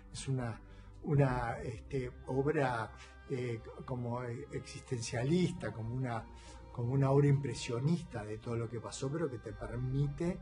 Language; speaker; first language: Spanish; native; Spanish